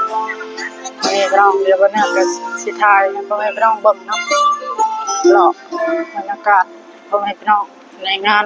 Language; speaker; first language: Thai; non-native, local second language; Northeastern Thai